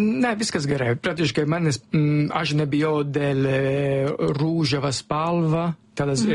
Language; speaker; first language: Lithuanian; non-native, learner; Italian